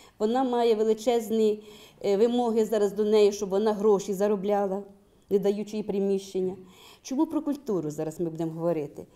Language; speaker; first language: Ukrainian; native; Ukrainian